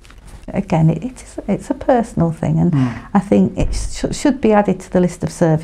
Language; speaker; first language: English; native; English